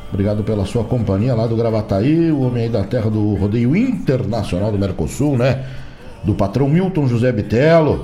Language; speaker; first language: Portuguese; native; Portuguese